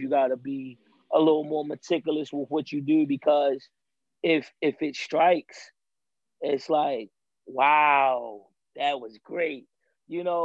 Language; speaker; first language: English; native; English